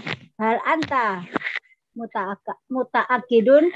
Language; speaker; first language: Arabic; non-native, learner; Indonesian